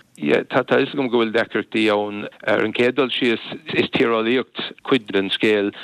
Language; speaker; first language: Irish; non-native, local second language; English